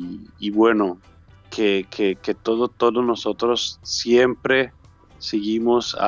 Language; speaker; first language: Spanish; non-native, learner; Italian